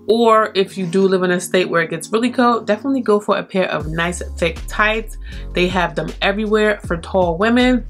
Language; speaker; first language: English; native; English